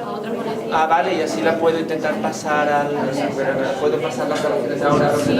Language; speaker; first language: Spanish; native; Spanish